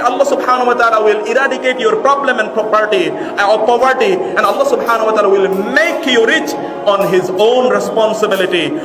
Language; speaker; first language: English; non-native, local second language; Bangla